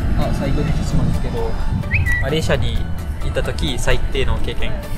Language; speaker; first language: Japanese; non-native, fluent; Malay